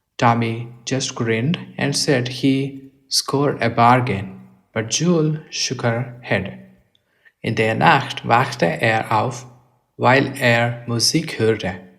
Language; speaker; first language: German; non-native, learner; English